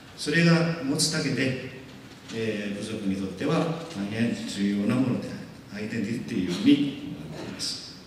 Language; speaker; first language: Japanese; non-native, fluent; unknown